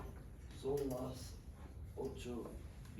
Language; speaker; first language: Spanish; non-native, learner; English